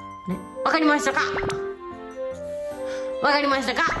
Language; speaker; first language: Japanese; native; Japanese